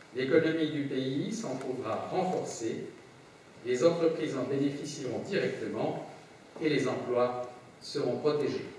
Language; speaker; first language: French; native; French